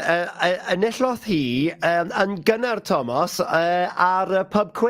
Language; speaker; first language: Welsh; non-native, learner; English